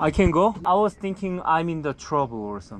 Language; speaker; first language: English; non-native, learner; Korean